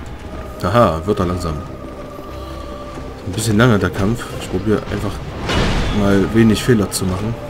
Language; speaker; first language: German; native; German